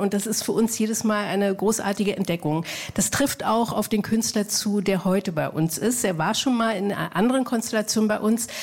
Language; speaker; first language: German; native; German